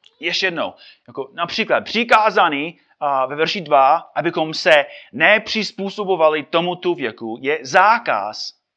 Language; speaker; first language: Czech; non-native, fluent; English